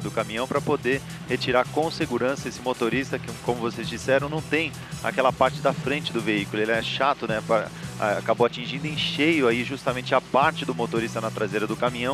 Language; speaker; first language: Portuguese; native; Portuguese